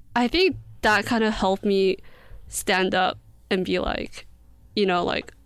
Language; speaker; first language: English; early bilingual, other home language; Korean